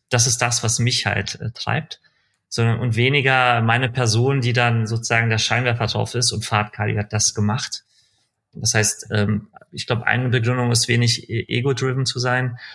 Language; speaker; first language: German; early bilingual, other home language; Persian